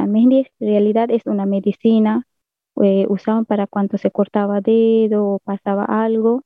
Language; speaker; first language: Spanish; non-native, learner; Hindi